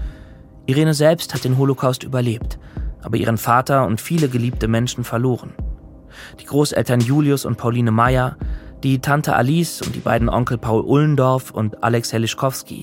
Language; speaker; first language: German; native; German